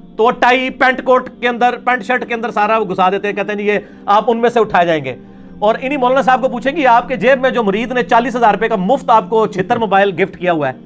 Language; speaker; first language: Urdu; non-native, local second language; Punjabi